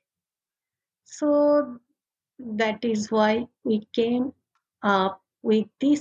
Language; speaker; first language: English; non-native, local second language; Bangla